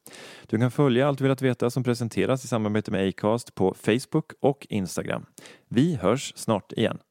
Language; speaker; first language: Swedish; native; Swedish